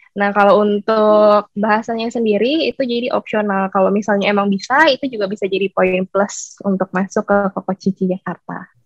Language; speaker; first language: Indonesian; native; Indonesian